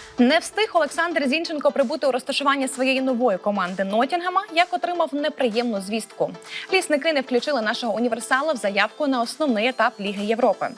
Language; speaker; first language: Ukrainian; native; Ukrainian